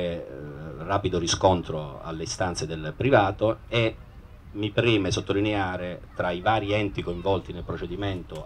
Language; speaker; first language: Italian; native; Italian